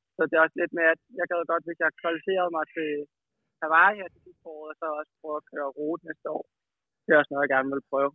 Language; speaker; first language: Danish; native; Danish